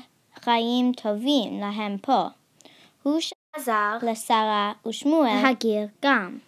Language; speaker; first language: Hebrew; non-native, learner; English